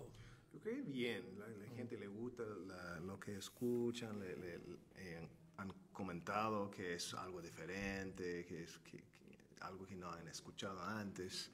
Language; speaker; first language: Spanish; non-native, fluent; Turkish